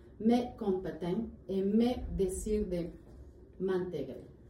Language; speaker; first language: French; non-native, learner; Spanish